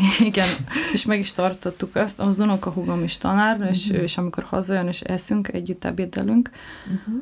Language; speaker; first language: Hungarian; non-native, local second language; Slovenian